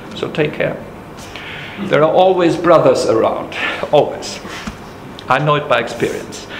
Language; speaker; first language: English; non-native, fluent; German